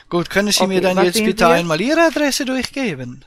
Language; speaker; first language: German; native; German